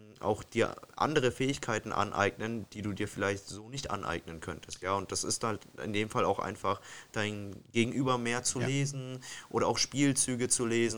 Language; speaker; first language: German; native; German